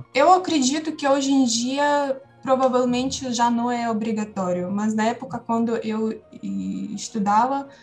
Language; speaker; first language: Portuguese; non-native, fluent; Ukrainian